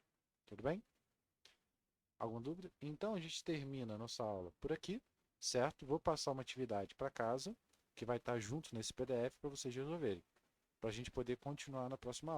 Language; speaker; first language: Portuguese; native; Portuguese